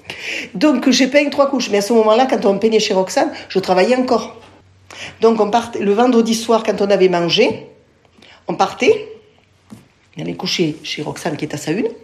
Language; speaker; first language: French; native; French